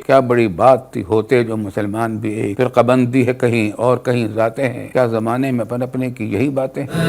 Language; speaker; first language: Urdu; native; Urdu